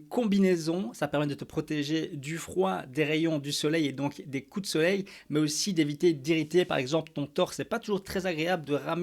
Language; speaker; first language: French; native; French